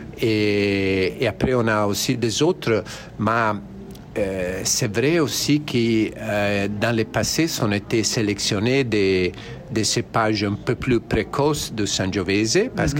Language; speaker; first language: French; non-native, learner; Italian